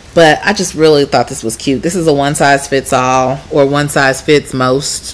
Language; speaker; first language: English; native; English